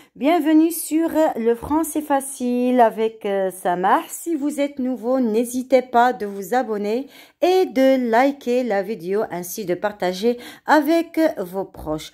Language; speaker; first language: French; non-native, local second language; Arabic